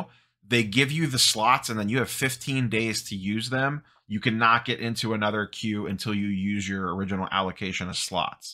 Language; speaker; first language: English; native; English